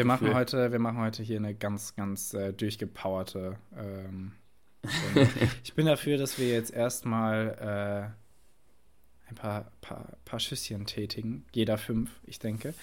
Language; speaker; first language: German; native; German